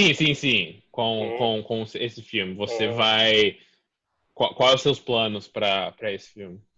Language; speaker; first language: Portuguese; early bilingual, heritage; Portuguese